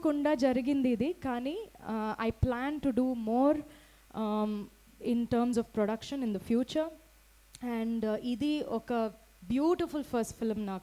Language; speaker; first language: Telugu; non-native, fluent; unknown